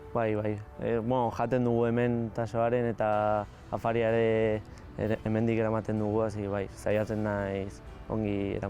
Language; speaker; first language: Basque; non-native, local second language; Spanish